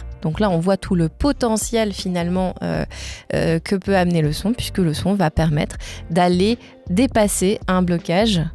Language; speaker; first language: French; native; French